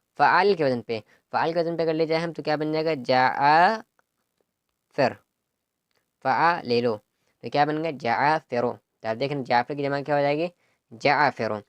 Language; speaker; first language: Urdu; native; Urdu